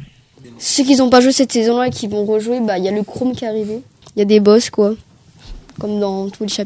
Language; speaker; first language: French; native; French